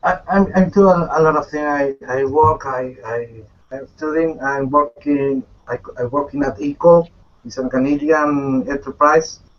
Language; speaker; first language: English; non-native, learner; Spanish